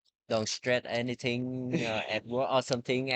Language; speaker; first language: English; non-native, learner; Vietnamese